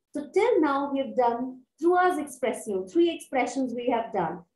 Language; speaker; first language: English; non-native, local second language; Hindi